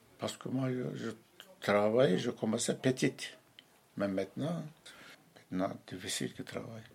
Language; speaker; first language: French; non-native, learner; Arabic